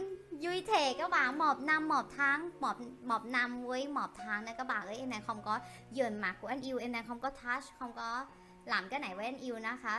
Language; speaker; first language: Vietnamese; non-native, learner; Thai